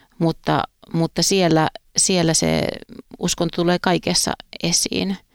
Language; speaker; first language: Finnish; native; Finnish